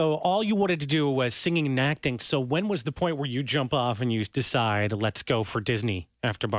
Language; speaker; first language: English; native; English